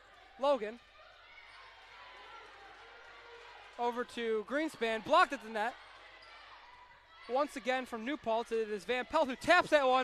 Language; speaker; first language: English; native; English